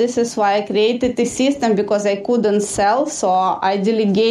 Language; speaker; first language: English; non-native, fluent; Russian